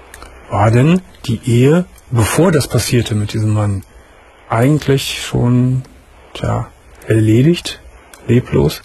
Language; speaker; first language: German; native; German